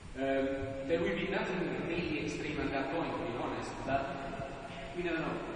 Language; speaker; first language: English; non-native, fluent; Italian